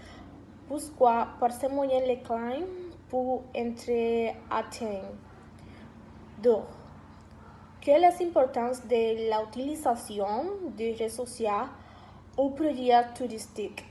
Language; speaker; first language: French; non-native, learner; Spanish